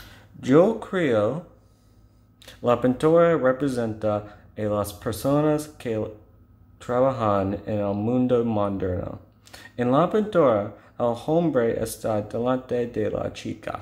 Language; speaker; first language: Spanish; non-native, learner; English